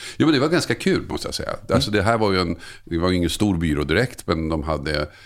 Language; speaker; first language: Swedish; native; Swedish